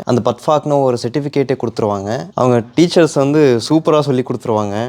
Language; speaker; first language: Tamil; non-native, fluent; Russian